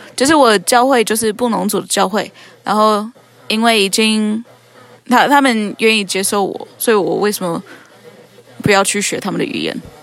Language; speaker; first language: Chinese; non-native, fluent; English